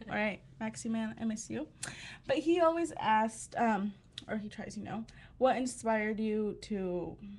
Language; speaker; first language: English; early bilingual, other home language; Spanish